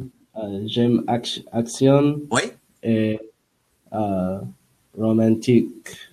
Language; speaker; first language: French; non-native, learner; English